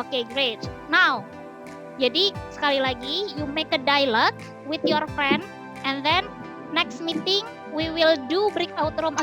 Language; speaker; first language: English; non-native, fluent; Indonesian